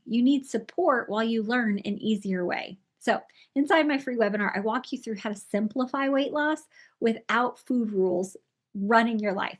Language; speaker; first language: English; native; English